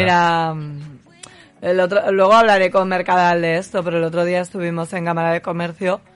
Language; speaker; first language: Spanish; native; Spanish